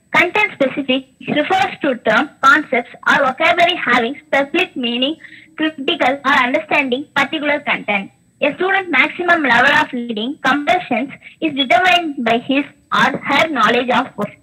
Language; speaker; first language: English; non-native, local second language; Tamil